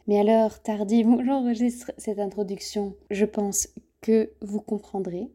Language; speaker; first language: French; native; French